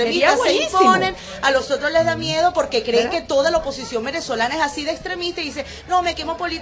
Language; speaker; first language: Spanish; native; Spanish